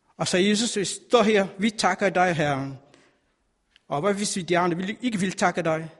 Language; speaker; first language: Danish; non-native, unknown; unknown